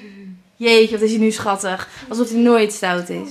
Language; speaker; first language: Dutch; native; Dutch